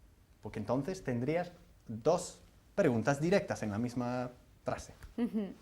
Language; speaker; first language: Spanish; non-native, fluent; English